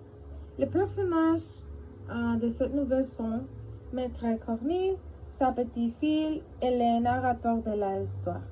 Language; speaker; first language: French; non-native, learner; Spanish